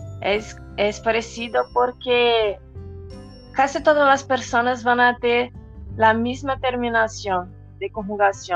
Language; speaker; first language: Spanish; non-native, fluent; Portuguese